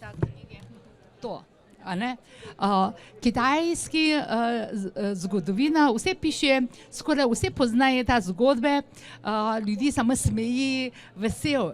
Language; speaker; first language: Slovenian; non-native, learner; Chinese